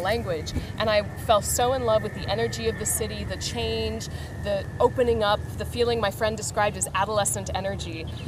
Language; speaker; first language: English; native; English